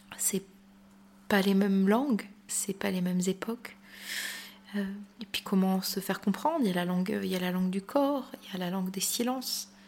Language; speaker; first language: French; native; French